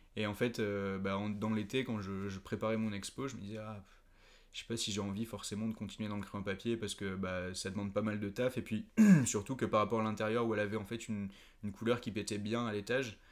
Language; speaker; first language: French; native; French